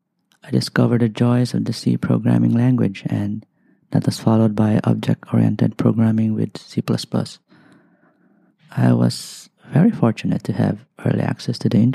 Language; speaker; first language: English; non-native, local second language; Bikol